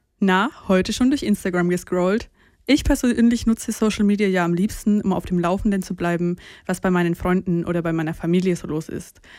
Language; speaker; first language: German; native; German